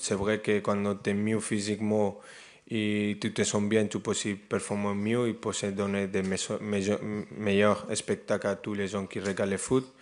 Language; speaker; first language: French; non-native, fluent; Spanish